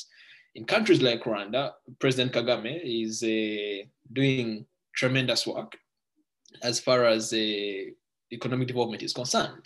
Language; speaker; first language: English; non-native, local second language; Ganda